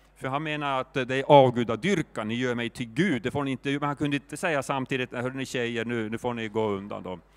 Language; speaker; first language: Swedish; native; Swedish